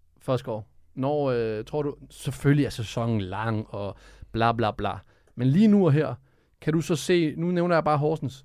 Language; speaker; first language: Danish; early bilingual, other home language; Serbian